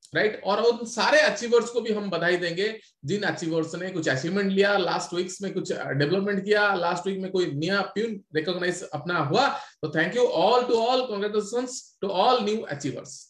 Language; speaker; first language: Hindi; non-native, local second language; Odia